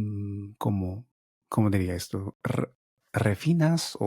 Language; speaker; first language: Spanish; non-native, learner; Japanese